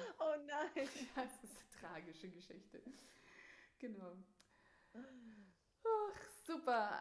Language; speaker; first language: German; native; German